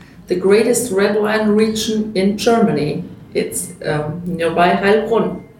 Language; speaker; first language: English; non-native, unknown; German